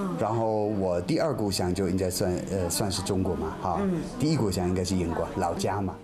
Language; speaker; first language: Chinese; non-native, fluent; English